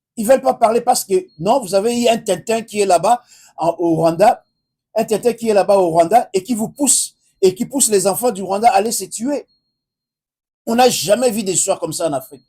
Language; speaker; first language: French; non-native, local second language; Lingala